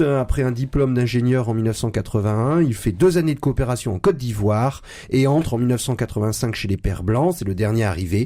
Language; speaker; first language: French; native; French